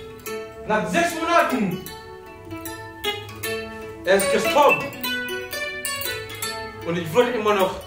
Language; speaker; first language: German; non-native, learner; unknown